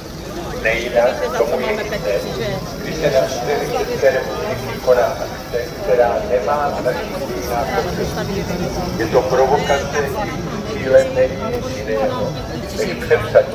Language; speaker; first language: Czech; native; Czech